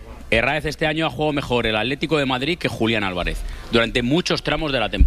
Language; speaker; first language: Spanish; native; Spanish